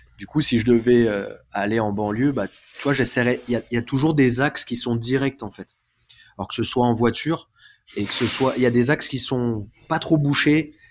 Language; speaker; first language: French; native; French